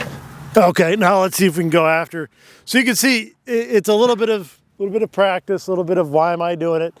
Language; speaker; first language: English; native; English